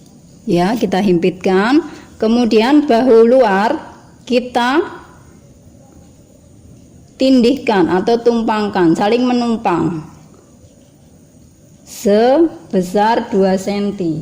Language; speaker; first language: Indonesian; native; Indonesian